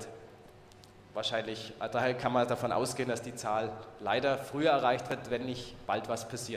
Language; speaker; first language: German; native; German